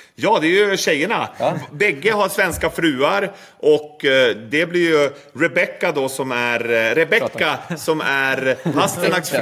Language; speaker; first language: Swedish; native; Swedish